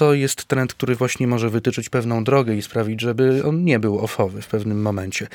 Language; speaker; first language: Polish; native; Polish